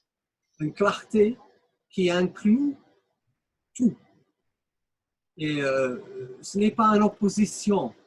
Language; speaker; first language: French; non-native, fluent; English